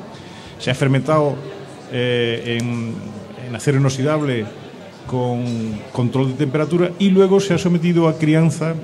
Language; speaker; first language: Spanish; native; Spanish